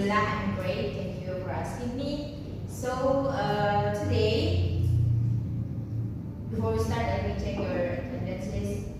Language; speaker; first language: English; non-native, fluent; Indonesian